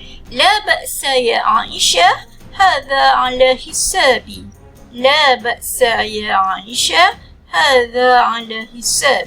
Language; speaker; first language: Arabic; non-native, fluent; Malay